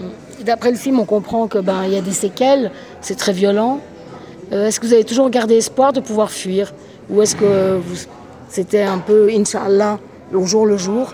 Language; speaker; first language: French; native; French